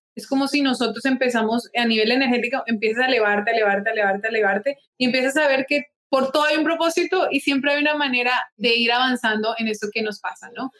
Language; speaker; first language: Spanish; native; Spanish